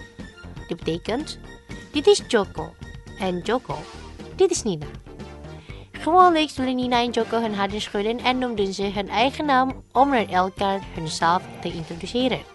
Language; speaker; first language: Dutch; non-native, learner; Indonesian